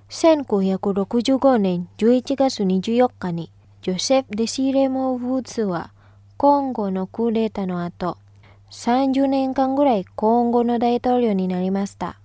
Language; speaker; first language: Japanese; non-native, fluent; Indonesian